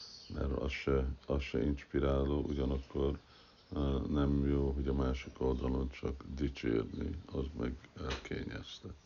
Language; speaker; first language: Hungarian; early bilingual, heritage; Hungarian